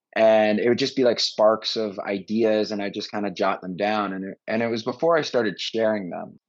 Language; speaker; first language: English; native; English